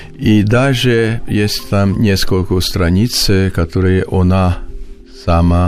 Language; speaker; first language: Russian; non-native, learner; Hungarian